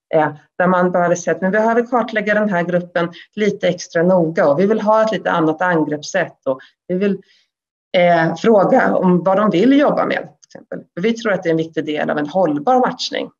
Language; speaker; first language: Swedish; native; Swedish